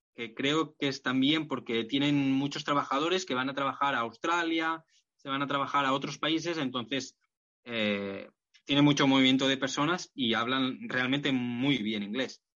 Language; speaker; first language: Spanish; native; Spanish